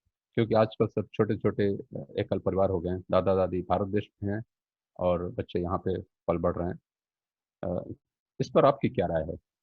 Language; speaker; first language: Hindi; native; Hindi